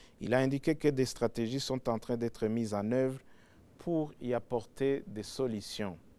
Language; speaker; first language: French; non-native, local second language; Rundi